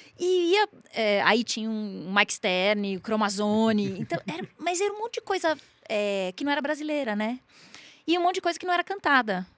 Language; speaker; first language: Portuguese; native; Portuguese